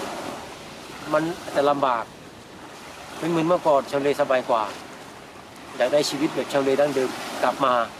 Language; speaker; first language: Thai; non-native, local second language; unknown